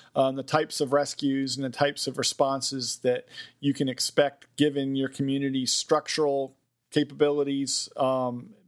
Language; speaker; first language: English; native; English